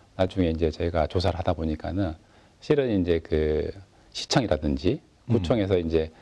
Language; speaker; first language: Korean; native; Korean